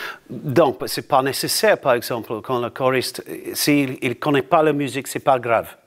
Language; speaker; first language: French; non-native, learner; English